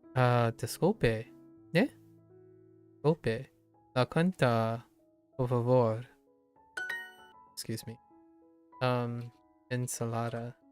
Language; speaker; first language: Spanish; non-native, learner; English